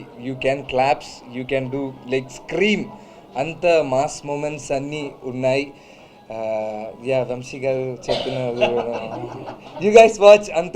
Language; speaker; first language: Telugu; non-native, learner; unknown